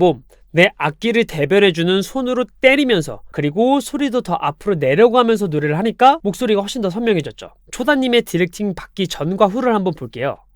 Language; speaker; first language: Korean; native; Korean